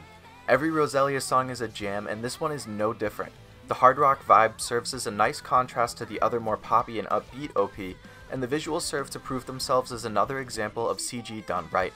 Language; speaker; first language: English; native; English